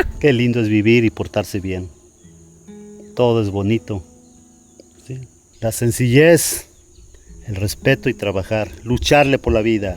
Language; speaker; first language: Spanish; native; Spanish